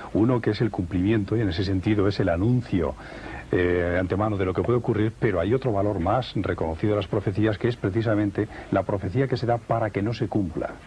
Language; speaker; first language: Spanish; native; Spanish